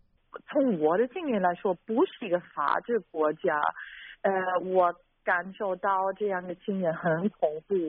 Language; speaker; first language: Chinese; non-native, fluent; German